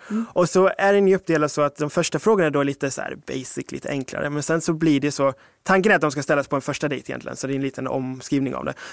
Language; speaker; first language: Swedish; early bilingual, other home language; English